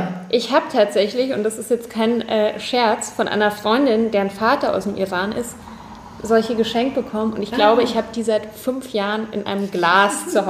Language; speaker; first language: German; native; German